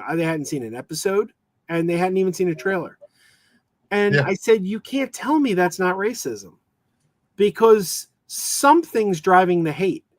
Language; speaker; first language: English; native; English